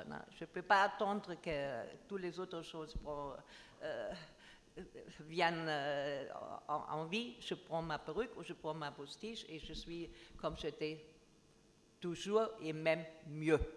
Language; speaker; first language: French; non-native, learner; German